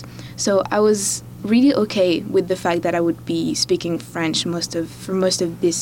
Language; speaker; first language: English; non-native, fluent; French